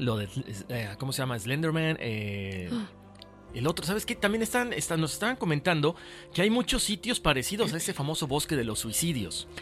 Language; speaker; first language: Spanish; native; Spanish